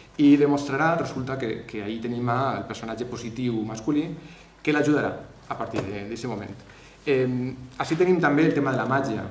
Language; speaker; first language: Catalan; native; Catalan